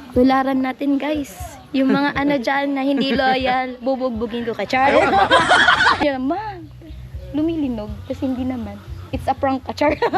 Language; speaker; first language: Filipino; non-native, local second language; Bikol